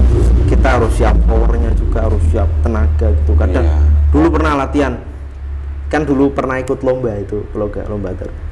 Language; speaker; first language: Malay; non-native, local second language; Javanese